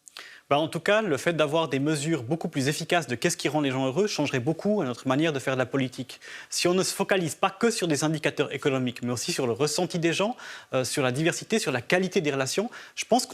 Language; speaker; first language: French; native; French